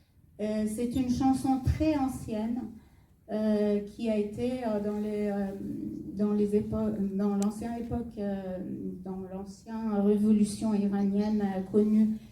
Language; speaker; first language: French; non-native, fluent; Persian